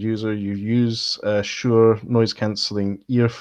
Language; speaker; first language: English; native; English